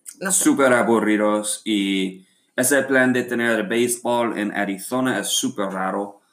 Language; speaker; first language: Spanish; non-native, learner; English